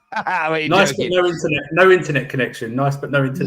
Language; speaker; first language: English; native; English